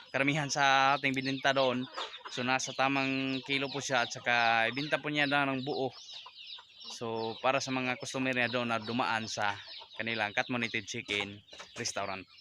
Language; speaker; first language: Filipino; non-native, local second language; Cebuano